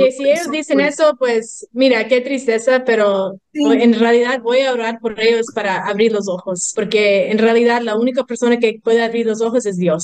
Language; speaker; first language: Spanish; early bilingual, heritage; English